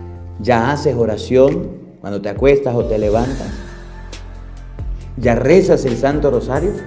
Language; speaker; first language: Spanish; native; Spanish